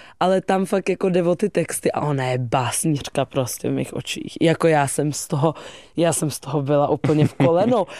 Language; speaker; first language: Czech; native; Czech